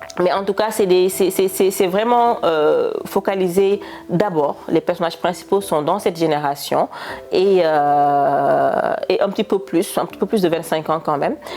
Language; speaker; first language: French; non-native, local second language; Wolof